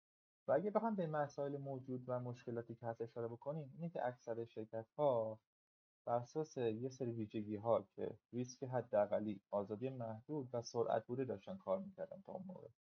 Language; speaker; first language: Persian; native; Persian